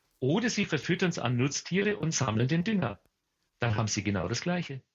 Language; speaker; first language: German; native; German